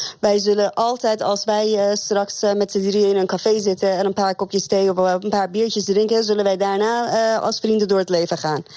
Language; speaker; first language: Dutch; non-native, fluent; Persian